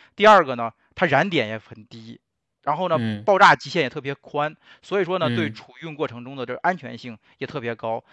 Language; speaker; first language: Chinese; native; Chinese